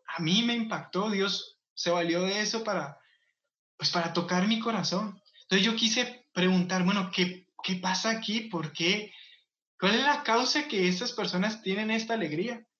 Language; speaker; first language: Spanish; native; Spanish